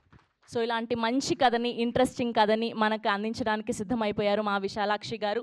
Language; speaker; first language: Telugu; native; Telugu